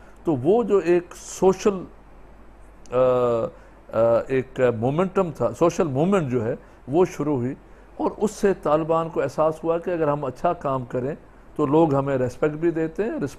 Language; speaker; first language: Urdu; non-native, local second language; Sindhi